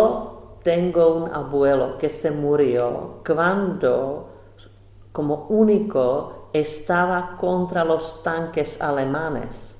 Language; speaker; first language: Spanish; non-native, fluent; Czech